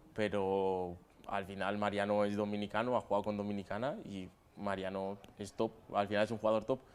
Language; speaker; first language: Spanish; native; Spanish